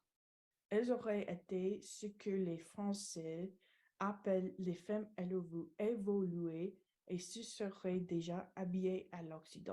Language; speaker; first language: French; non-native, learner; English